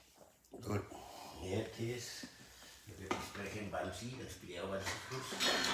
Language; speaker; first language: German; non-native, learner; Indonesian